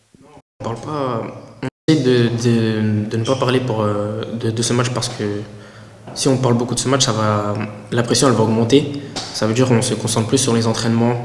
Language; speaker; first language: French; early bilingual, other home language; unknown